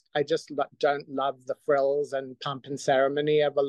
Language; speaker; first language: English; native; English